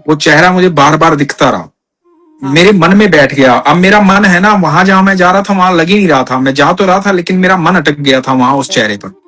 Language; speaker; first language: Hindi; native; Hindi